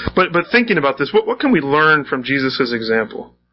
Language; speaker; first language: English; native; English